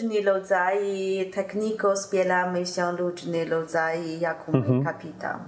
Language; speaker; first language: Polish; non-native, learner; Chinese